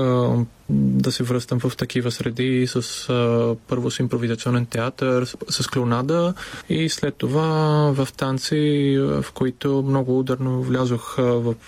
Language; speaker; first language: Bulgarian; non-native, fluent; Greek